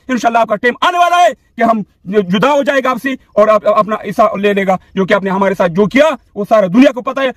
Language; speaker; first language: Urdu; non-native, local second language; Pashto